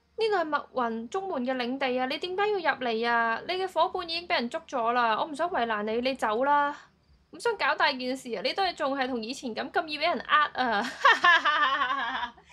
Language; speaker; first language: Cantonese; early bilingual, heritage; Cantonese